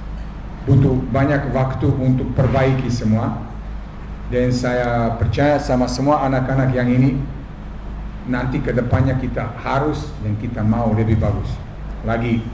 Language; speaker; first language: Indonesian; non-native, fluent; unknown